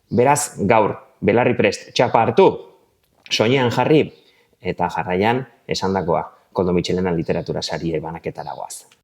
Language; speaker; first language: Basque; non-native, local second language; Spanish